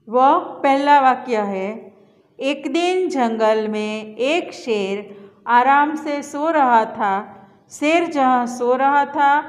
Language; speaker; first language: Hindi; non-native, local second language; Gujarati